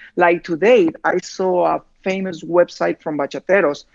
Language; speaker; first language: English; non-native, fluent; Spanish